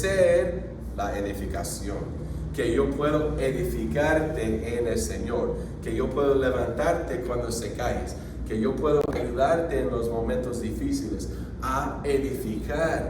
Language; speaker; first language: Spanish; non-native, fluent; English